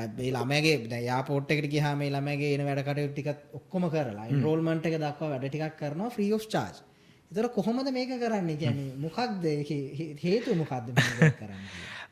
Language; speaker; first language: Sinhala; native; Sinhala